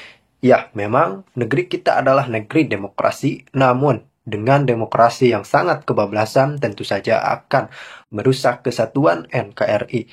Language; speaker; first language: Indonesian; native; Indonesian